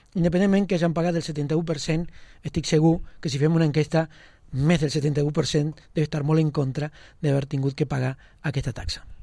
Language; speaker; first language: Catalan; non-native, local second language; Spanish